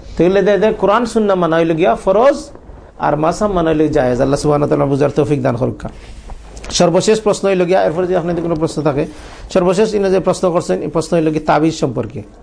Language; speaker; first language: Bangla; native; Bangla